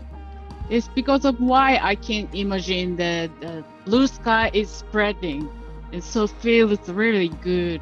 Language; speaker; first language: English; non-native, learner; Japanese